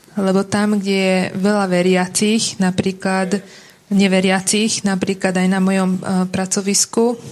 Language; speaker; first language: Slovak; non-native, local second language; Hungarian